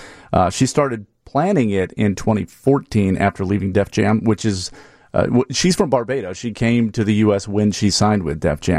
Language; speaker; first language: English; native; English